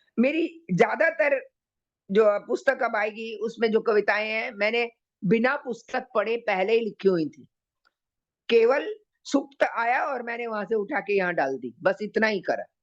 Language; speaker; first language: Hindi; native; Hindi